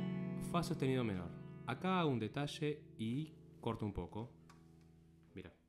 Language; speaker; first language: Spanish; native; Spanish